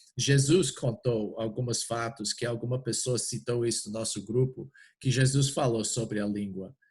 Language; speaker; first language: Portuguese; non-native, fluent; English